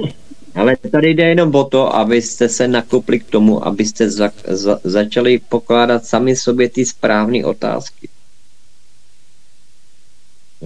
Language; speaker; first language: Czech; native; Czech